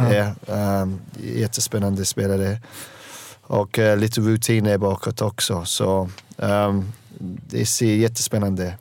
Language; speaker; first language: Swedish; non-native, learner; English